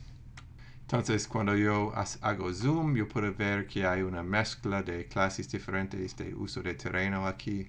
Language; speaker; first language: Spanish; non-native, fluent; English